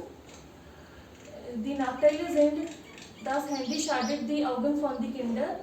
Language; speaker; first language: German; non-native, learner; Hindi